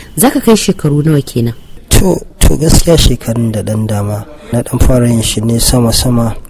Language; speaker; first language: Hausa; native; Hausa